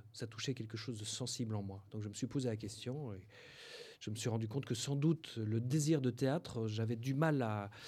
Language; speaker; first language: French; native; French